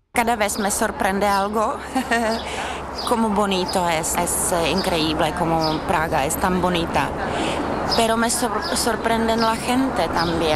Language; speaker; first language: Spanish; non-native, fluent; Czech